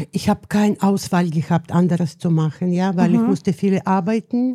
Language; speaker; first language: German; non-native, learner; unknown